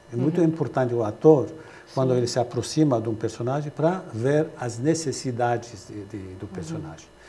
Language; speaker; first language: Portuguese; non-native, fluent; Arabic